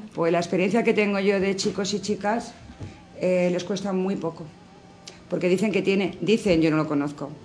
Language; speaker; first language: Spanish; native; Spanish